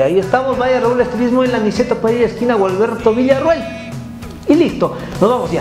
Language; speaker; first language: Spanish; native; Spanish